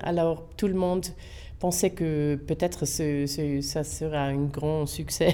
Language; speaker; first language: French; non-native, local second language; German